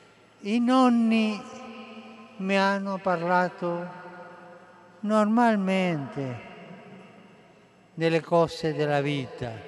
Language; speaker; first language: Italian; non-native, fluent; Spanish